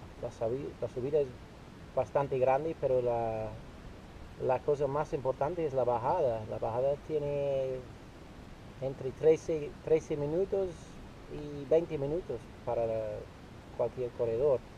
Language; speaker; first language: Spanish; non-native, fluent; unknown